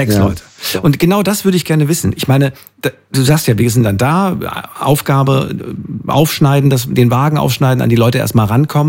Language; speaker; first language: German; native; German